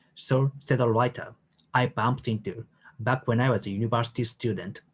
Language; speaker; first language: English; non-native, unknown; Japanese